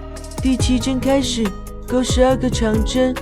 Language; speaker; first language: Chinese; native; Chinese